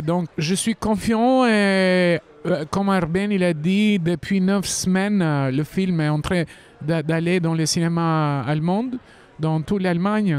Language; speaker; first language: French; non-native, fluent; Albanian